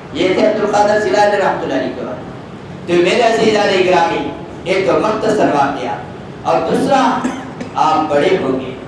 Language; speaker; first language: Urdu; native; Urdu